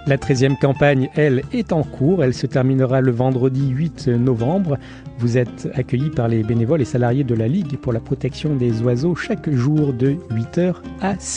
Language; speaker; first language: French; native; French